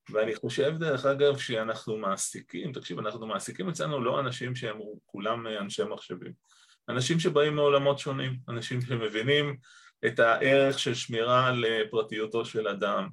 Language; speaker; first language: Hebrew; native; Hebrew